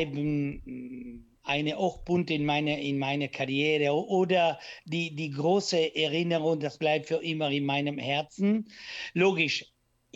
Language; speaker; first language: German; non-native, learner; Italian